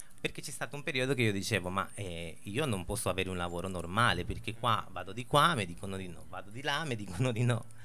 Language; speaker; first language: Italian; non-native, fluent; Spanish